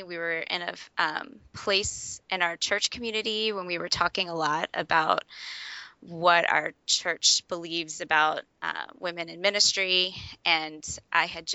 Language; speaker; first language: English; native; English